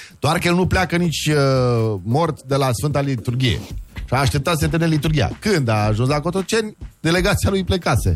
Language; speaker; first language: Romanian; native; Romanian